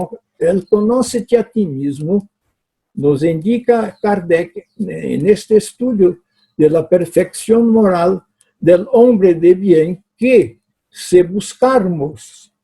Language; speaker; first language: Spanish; non-native, fluent; Portuguese